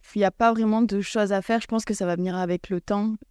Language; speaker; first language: French; native; French